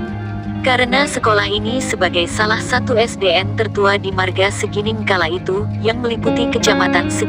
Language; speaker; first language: Indonesian; native; Indonesian